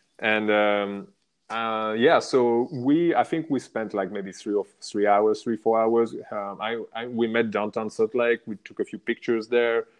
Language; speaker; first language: English; non-native, fluent; French